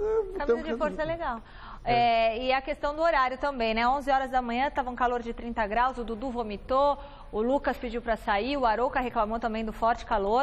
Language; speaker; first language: Portuguese; native; Portuguese